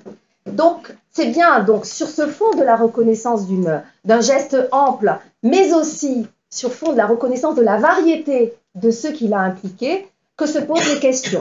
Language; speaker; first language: French; native; French